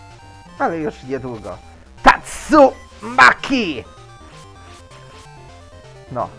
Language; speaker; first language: Polish; native; Polish